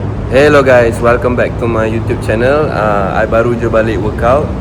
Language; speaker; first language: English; non-native, local second language; Malay